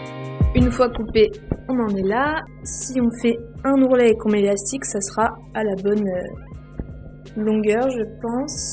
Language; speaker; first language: French; native; French